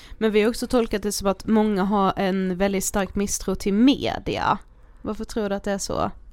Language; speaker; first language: Swedish; native; Swedish